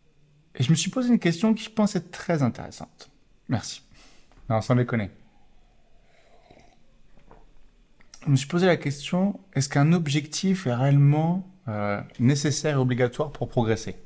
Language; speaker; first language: French; native; French